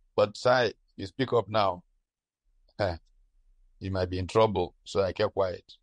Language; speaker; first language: English; non-native, local second language; Hausa